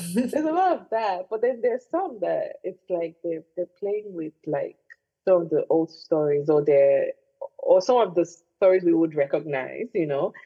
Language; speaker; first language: English; non-native, local second language; Igbo